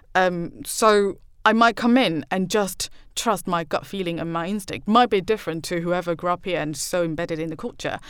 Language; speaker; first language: English; non-native, fluent; Chinese